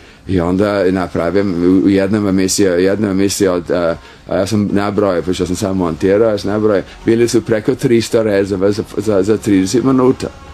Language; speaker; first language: Croatian; non-native, fluent; English